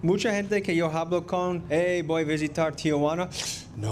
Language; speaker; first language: Spanish; non-native, learner; English